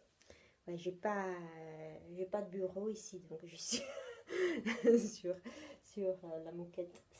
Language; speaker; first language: French; non-native, fluent; Italian